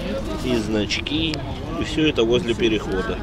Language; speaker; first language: Russian; native; Russian